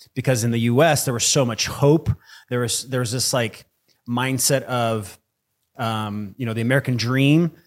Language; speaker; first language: English; early bilingual, other home language; Portuguese